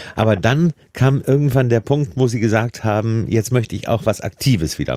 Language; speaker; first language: German; native; German